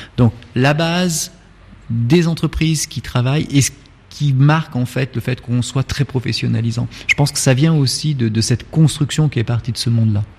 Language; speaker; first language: French; native; French